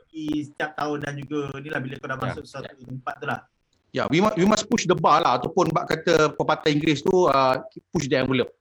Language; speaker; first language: Malay; native; Malay